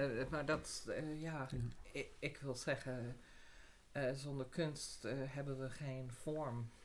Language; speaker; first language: Dutch; non-native, fluent; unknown